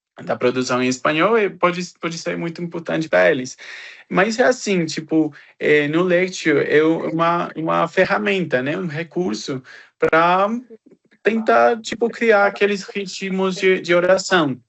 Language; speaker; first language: Portuguese; non-native, fluent; Spanish